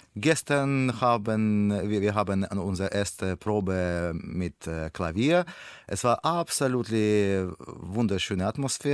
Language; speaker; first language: German; non-native, learner; Russian